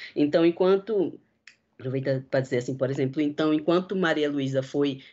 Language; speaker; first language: Portuguese; native; Portuguese